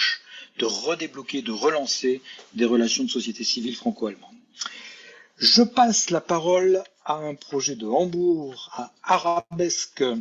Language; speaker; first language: French; native; French